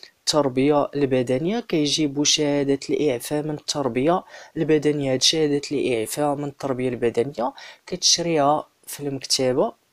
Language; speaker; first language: Arabic; native; Arabic